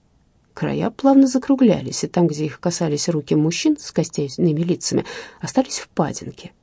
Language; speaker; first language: Russian; native; Russian